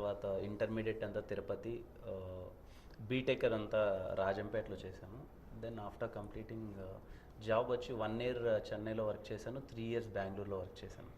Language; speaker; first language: Telugu; native; Telugu